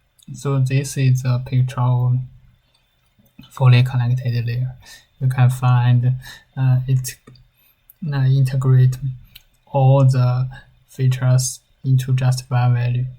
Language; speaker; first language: English; non-native, learner; Chinese